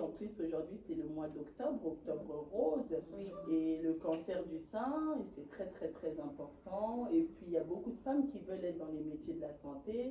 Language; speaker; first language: French; native; French